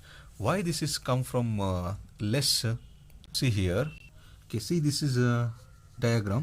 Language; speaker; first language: English; non-native, local second language; Kannada